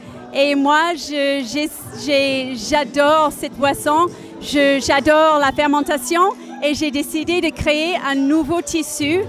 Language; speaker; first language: French; non-native, learner; English